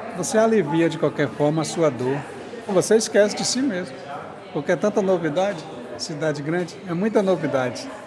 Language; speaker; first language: Portuguese; native; Portuguese